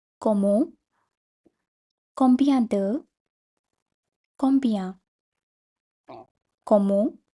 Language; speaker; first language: French; non-native, fluent; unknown